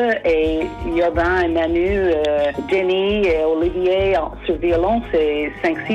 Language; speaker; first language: French; non-native, fluent; English